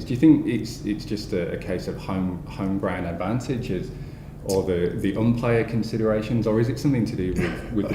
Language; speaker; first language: English; native; English